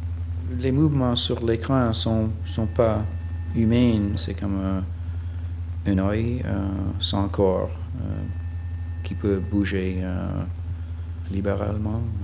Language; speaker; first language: French; non-native, fluent; English